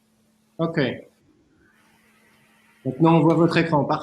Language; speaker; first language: French; native; French